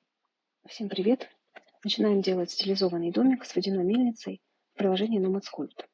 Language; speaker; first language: Russian; native; Russian